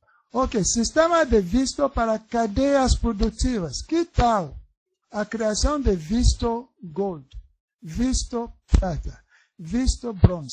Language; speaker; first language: Portuguese; non-native, learner; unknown